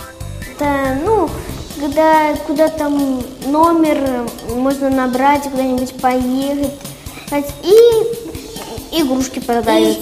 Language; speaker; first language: Russian; native; Russian